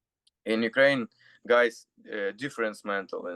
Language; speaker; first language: English; non-native, learner; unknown